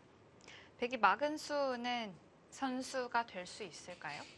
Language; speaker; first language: Korean; native; Korean